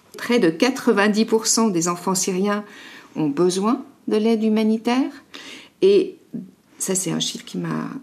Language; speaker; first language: French; native; French